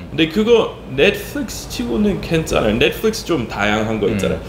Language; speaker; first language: Korean; non-native, fluent; English